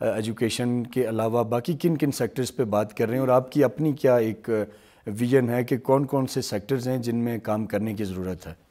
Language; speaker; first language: Urdu; native; Urdu